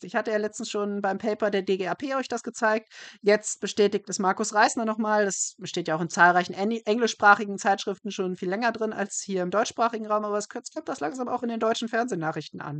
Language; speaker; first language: German; native; German